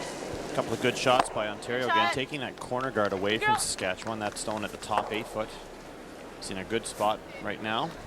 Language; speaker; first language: English; native; English